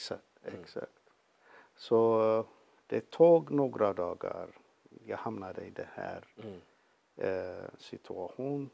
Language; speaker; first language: Swedish; non-native, fluent; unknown